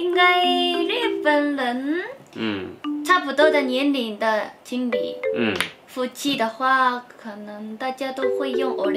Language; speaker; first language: Chinese; non-native, learner; Japanese